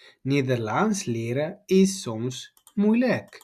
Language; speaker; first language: Dutch; non-native, learner; Tigrinya